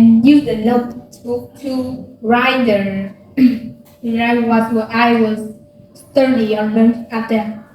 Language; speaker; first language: English; non-native, learner; Vietnamese